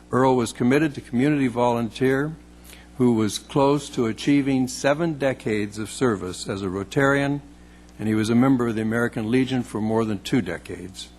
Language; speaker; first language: English; native; English